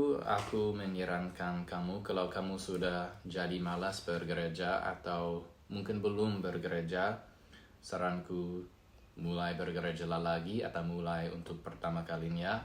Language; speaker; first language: Indonesian; non-native, fluent; English